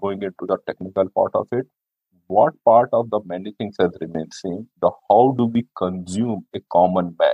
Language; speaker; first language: English; non-native, local second language; Hindi